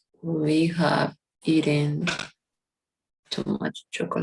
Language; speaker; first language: English; non-native, learner; Spanish